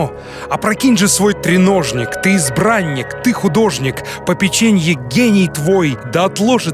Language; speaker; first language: Russian; native; Russian